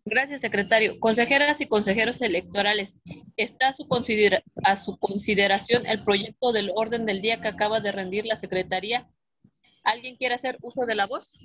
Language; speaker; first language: Spanish; native; Spanish